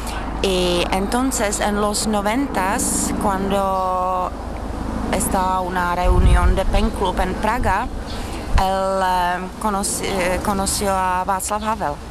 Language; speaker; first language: Spanish; non-native, fluent; Czech